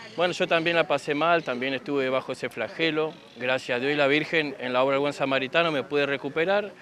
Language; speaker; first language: Spanish; native; Spanish